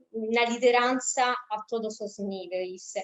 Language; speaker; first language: Portuguese; non-native, fluent; Italian